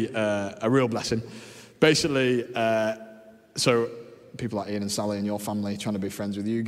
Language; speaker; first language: English; native; English